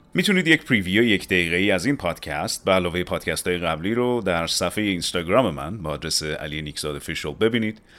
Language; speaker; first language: Persian; native; Persian